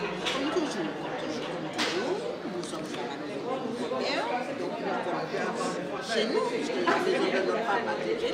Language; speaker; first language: French; non-native, local second language; Guadeloupean Creole French